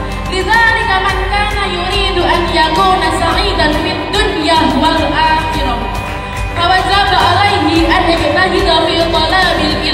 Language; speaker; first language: Arabic; non-native, learner; Indonesian